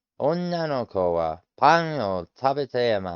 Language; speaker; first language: Japanese; non-native, learner; English